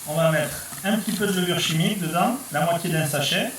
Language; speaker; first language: French; native; French